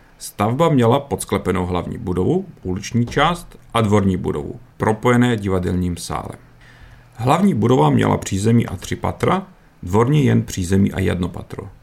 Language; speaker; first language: Czech; early bilingual, heritage; Czech